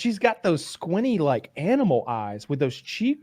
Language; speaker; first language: English; native; English